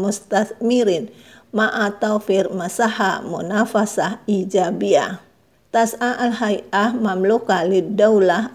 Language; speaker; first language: Arabic; non-native, fluent; Indonesian